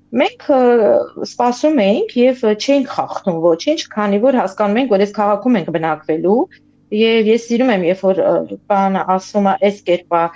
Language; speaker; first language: Armenian; native; Armenian